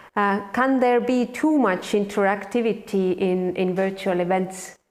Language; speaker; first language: English; non-native, fluent; Estonian